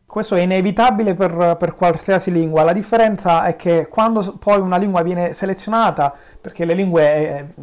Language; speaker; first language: Italian; native; Italian